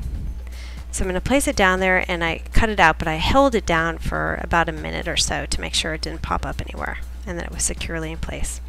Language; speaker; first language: English; native; English